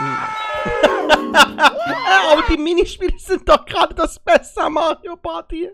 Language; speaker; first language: German; native; German